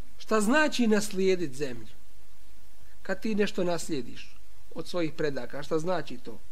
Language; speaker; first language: Bosnian; native; Bosnian